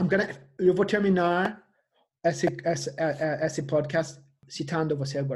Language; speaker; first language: Portuguese; non-native, fluent; English